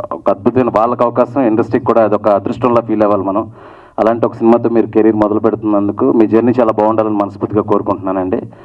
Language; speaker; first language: Telugu; native; Telugu